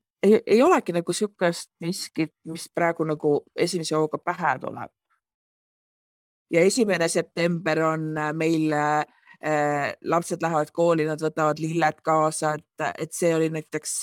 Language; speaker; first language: Estonian; native; Estonian